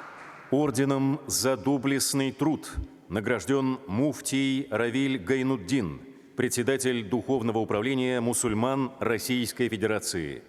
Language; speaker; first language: Russian; native; Russian